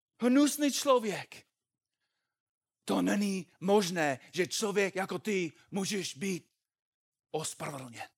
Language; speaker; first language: Czech; non-native, fluent; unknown